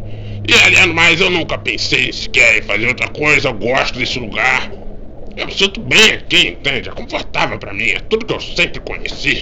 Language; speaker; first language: Portuguese; native; Portuguese